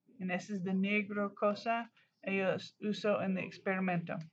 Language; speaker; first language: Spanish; non-native, learner; English